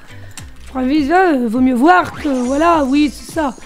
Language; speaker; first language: French; native; French